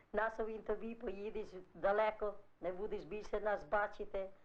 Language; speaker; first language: Ukrainian; non-native, fluent; Italian